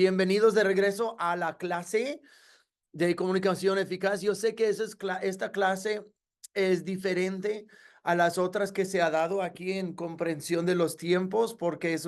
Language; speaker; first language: Spanish; non-native, fluent; English